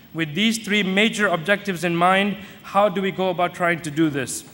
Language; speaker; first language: English; native; English